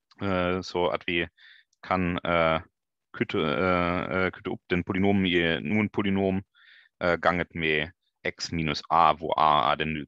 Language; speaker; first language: Norwegian; non-native, fluent; German